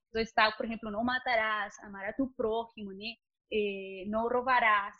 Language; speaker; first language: Portuguese; non-native, learner; Spanish